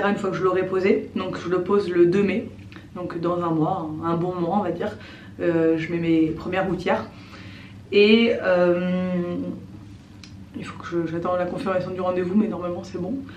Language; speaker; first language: French; native; French